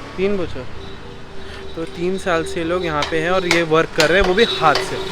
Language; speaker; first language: Hindi; non-native, local second language; Bangla